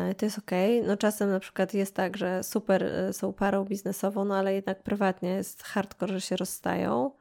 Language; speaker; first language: Polish; native; Polish